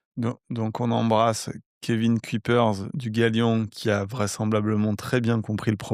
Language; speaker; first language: French; native; French